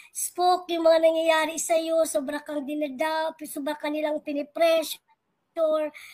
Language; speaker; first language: Filipino; non-native, local second language; Waray